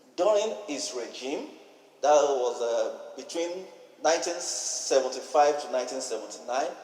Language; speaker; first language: English; non-native, local second language; Yoruba